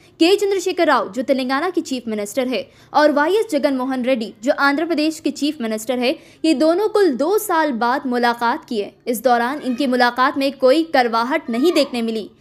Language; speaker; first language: Urdu; native; Urdu